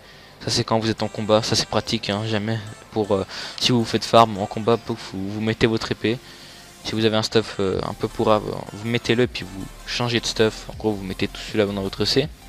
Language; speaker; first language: French; native; French